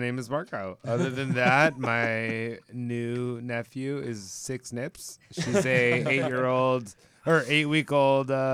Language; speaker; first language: English; native; English